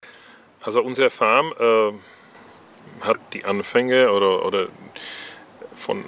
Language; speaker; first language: German; non-native, fluent; Czech